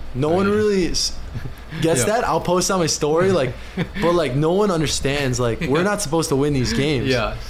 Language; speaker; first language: English; native; English